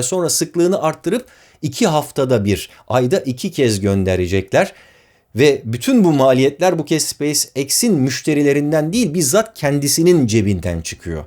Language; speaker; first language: Turkish; native; Turkish